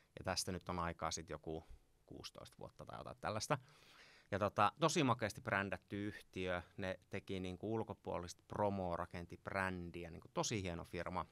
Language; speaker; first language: Finnish; native; Finnish